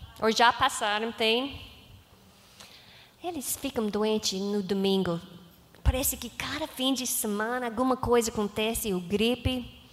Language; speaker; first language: Portuguese; non-native, learner; English